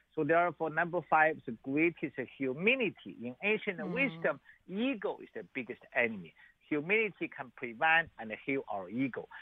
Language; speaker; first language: English; non-native, learner; Chinese